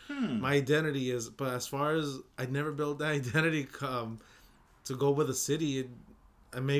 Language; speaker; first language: English; early bilingual, other home language; Spanish